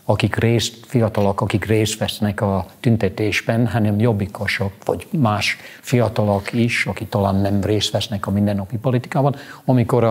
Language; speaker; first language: Hungarian; non-native, fluent; English